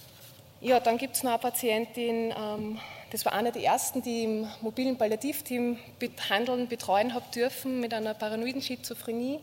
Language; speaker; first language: German; native; German